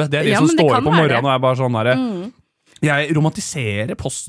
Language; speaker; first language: Norwegian; native; Norwegian